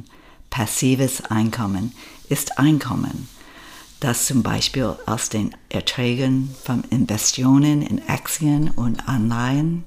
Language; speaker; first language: German; non-native, fluent; English